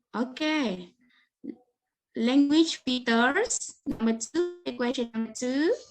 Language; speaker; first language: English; non-native, learner; Indonesian